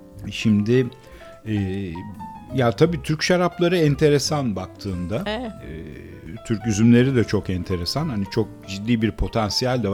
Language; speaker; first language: Turkish; native; Turkish